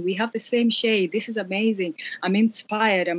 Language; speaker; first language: English; non-native, local second language; Acoli